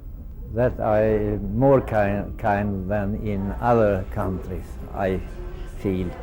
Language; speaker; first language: English; non-native, fluent; Swedish